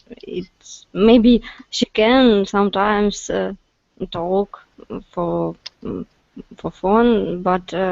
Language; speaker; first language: English; non-native, learner; Russian